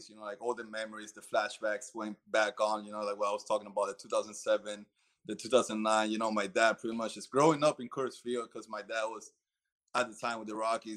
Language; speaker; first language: English; early bilingual, other home language; Spanish